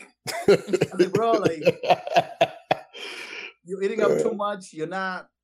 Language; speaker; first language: English; non-native, local second language; Kinyarwanda